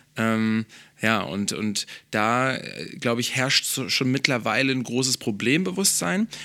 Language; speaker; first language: German; native; German